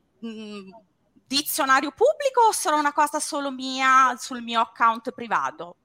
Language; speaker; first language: Italian; native; Italian